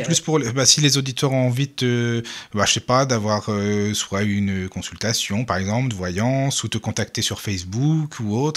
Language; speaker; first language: French; native; French